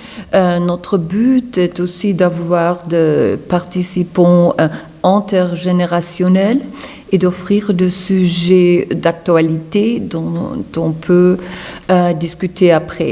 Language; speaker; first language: French; non-native, fluent; German